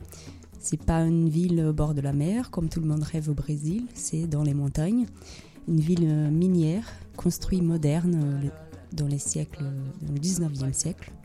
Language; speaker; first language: French; non-native, fluent; Portuguese